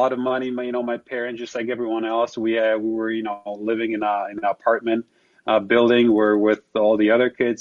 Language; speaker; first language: English; non-native, fluent; Slovak